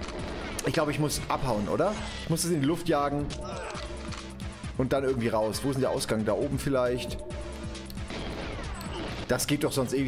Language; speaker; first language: German; native; German